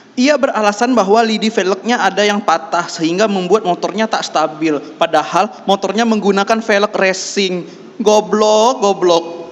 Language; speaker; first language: Indonesian; native; Indonesian